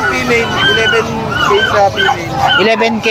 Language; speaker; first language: Filipino; native; Filipino